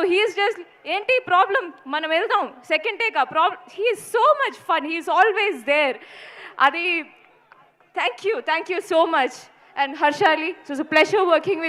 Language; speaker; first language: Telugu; non-native, local second language; Malayalam